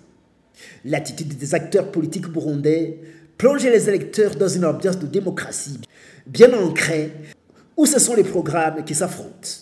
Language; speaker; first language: French; non-native, local second language; Rundi